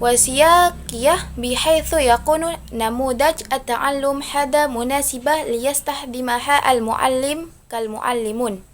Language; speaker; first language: Arabic; non-native, learner; Indonesian